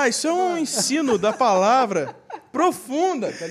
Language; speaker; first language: Portuguese; native; Portuguese